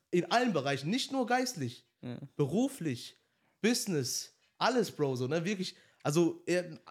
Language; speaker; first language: German; native; German